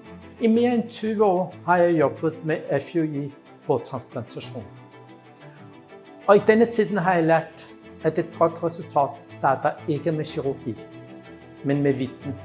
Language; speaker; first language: Danish; non-native, fluent; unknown